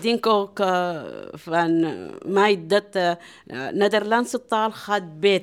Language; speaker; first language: Dutch; non-native, learner; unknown